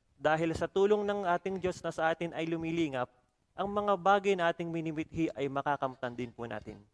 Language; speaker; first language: Filipino; native; Filipino